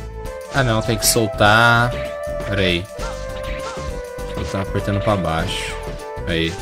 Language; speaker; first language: Portuguese; native; Portuguese